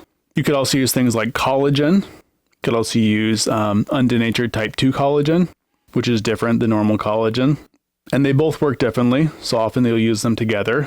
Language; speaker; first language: English; native; English